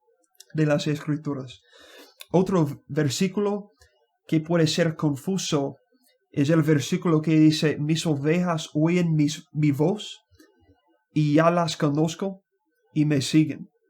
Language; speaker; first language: Spanish; non-native, learner; English